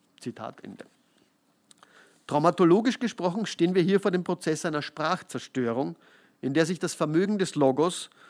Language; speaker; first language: German; native; German